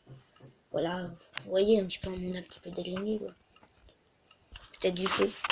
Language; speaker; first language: French; native; French